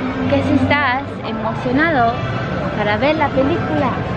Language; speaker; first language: Spanish; early bilingual, heritage; Spanish